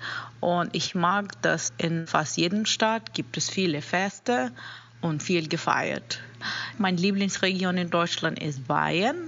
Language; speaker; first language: German; non-native, fluent; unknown